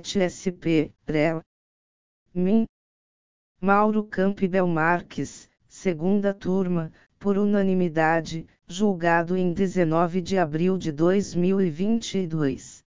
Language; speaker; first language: Portuguese; native; Portuguese